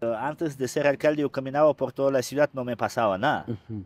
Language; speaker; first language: Spanish; non-native, fluent; Russian